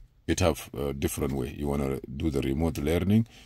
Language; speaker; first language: English; non-native, fluent; Arabic